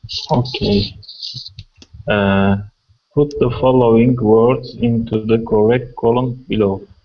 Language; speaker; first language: English; non-native, learner; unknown